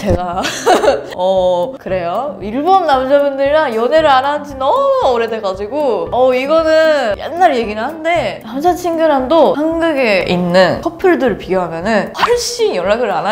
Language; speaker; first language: Korean; non-native, fluent; Japanese